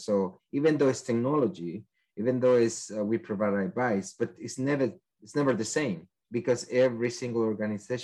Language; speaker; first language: English; non-native, fluent; Spanish